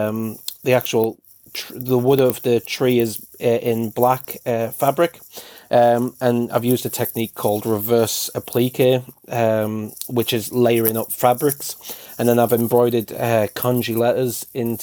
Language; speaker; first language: English; native; English